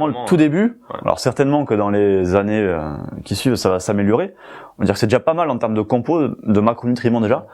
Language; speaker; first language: French; native; French